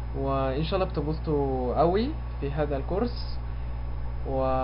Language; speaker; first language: Arabic; non-native, learner; Spanish